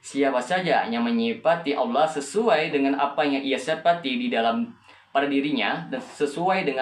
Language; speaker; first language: Indonesian; native; Indonesian